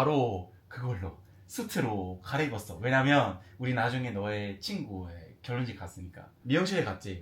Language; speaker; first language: Korean; non-native, fluent; English